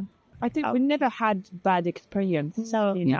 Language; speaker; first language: English; non-native, learner; French